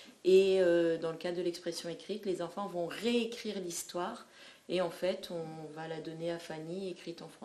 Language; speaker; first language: French; native; French